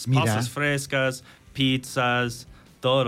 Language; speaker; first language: Spanish; non-native, learner; English